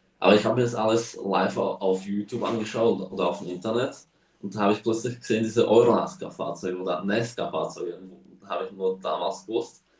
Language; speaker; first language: German; early bilingual, heritage; German